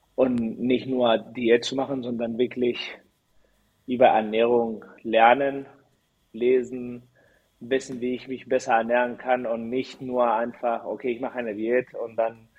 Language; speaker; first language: German; early bilingual, heritage; Spanish